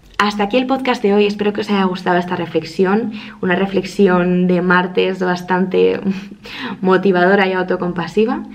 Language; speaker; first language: Spanish; native; Spanish